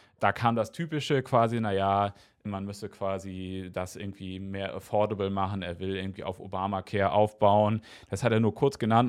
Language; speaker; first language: German; native; German